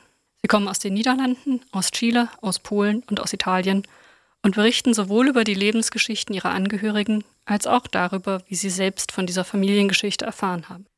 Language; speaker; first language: German; native; German